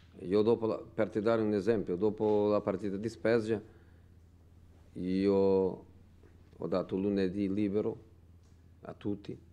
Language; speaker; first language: Italian; non-native, fluent; Portuguese